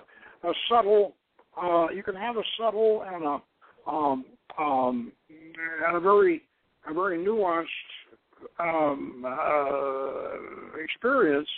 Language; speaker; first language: English; native; English